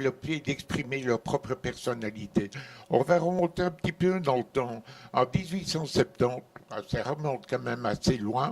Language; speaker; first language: French; native; French